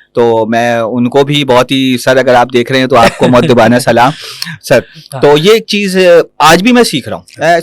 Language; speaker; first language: Urdu; native; Urdu